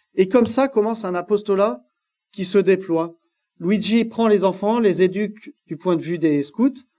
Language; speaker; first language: French; native; French